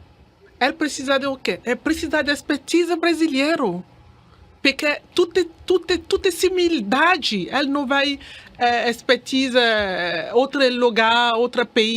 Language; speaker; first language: Portuguese; non-native, learner; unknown